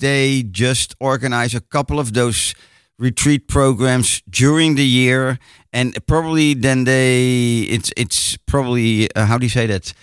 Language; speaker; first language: English; non-native, fluent; Dutch